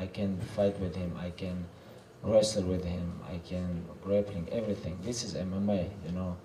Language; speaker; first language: English; non-native, learner; Russian